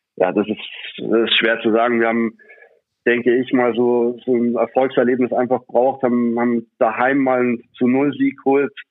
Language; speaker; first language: German; native; German